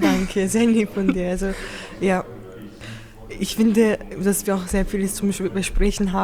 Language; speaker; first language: German; early bilingual, other home language; Turkish